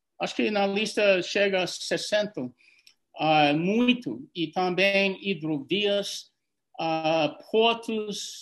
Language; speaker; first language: Portuguese; non-native, fluent; English